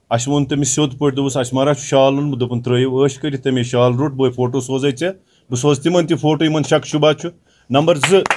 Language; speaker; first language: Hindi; non-native, local second language; Kashmiri